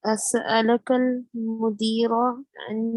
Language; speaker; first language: Arabic; non-native, learner; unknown